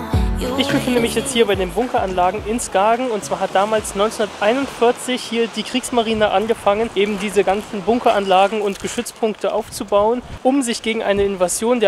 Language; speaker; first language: German; native; German